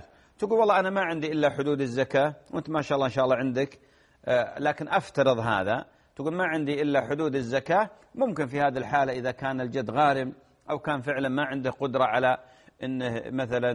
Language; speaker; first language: Arabic; native; Arabic